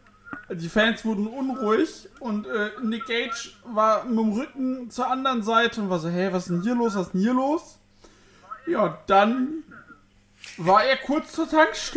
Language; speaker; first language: German; native; German